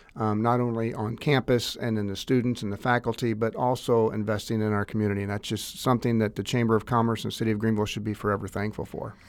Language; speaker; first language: English; native; English